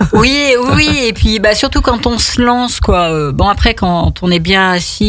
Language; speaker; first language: French; native; French